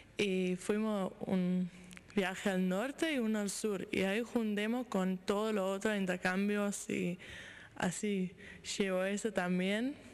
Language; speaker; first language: Spanish; non-native, learner; Danish